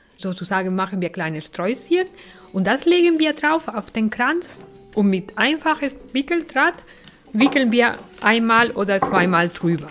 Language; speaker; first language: German; non-native, fluent; Spanish